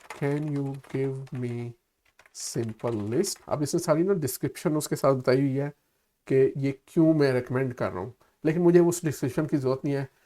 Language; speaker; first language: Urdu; native; Urdu